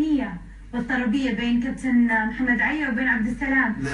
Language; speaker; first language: Arabic; native; Arabic